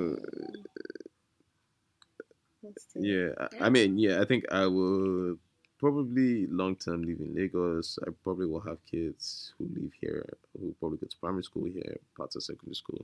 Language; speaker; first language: English; non-native, local second language; Yoruba